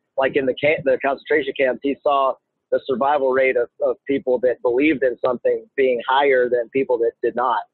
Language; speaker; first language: English; native; English